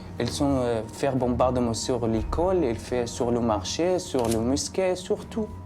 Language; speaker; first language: French; non-native, learner; Arabic